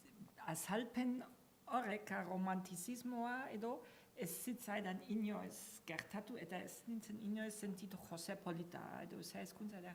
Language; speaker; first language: Basque; non-native, fluent; German